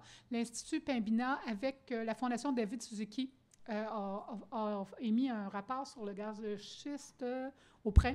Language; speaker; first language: French; native; French